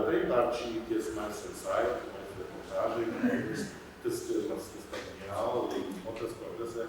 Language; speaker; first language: Portuguese; non-native, fluent; Polish